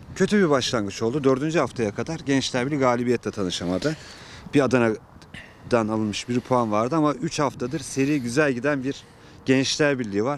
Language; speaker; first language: Turkish; native; Turkish